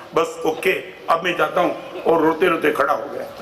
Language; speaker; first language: Hindi; non-native, local second language; Gujarati